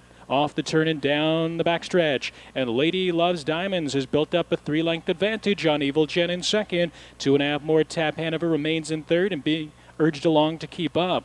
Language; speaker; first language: English; native; English